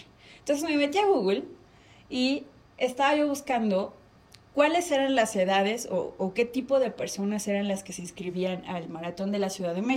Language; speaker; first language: Spanish; native; Spanish